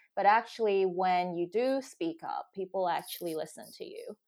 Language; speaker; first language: English; non-native, local second language; Cantonese